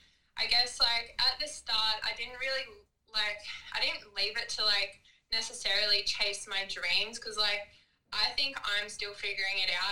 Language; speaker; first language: English; native; English